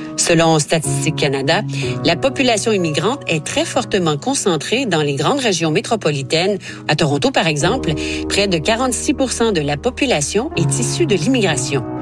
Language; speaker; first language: French; native; French